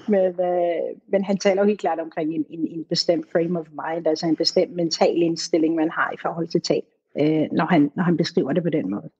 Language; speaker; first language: Danish; native; Danish